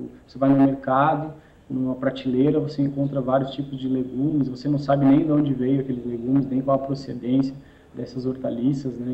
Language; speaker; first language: Portuguese; native; Portuguese